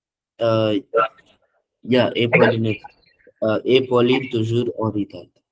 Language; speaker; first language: French; non-native, learner; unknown